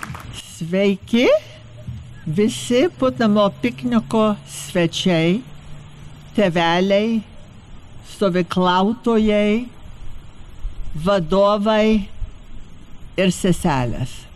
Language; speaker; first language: Lithuanian; early bilingual, heritage; Lithuanian